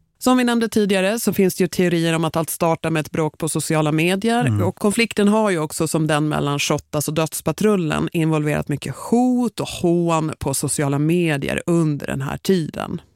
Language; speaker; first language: Swedish; native; Swedish